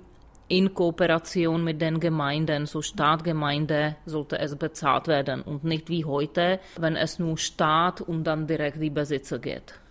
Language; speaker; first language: German; non-native, fluent; Czech